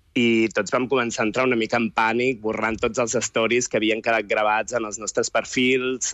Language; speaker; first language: Catalan; native; Catalan